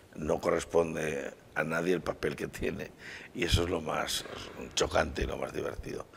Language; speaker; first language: Spanish; native; Spanish